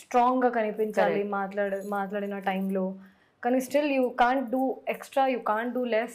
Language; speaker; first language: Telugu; non-native, fluent; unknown